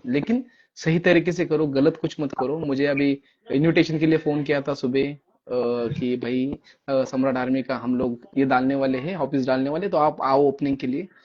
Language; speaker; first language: Hindi; non-native, local second language; Marathi